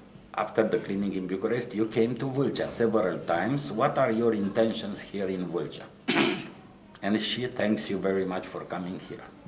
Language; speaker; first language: English; non-native, fluent; Romanian